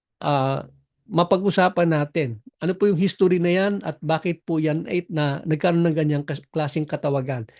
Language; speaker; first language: Filipino; non-native, local second language; Cebuano